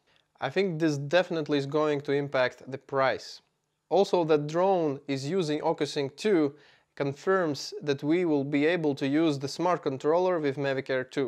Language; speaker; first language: English; non-native, fluent; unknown